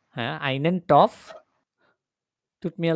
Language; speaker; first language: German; non-native, learner; Bangla